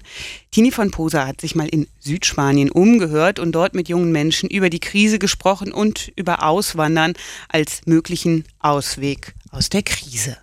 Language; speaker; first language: German; native; German